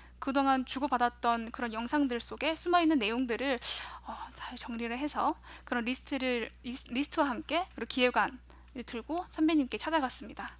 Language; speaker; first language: Korean; native; Korean